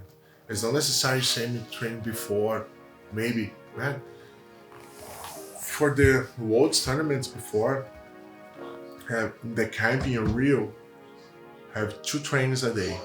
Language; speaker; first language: English; non-native, learner; Portuguese